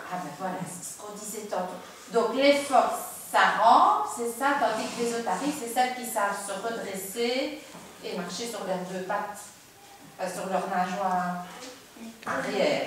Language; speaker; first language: French; native; French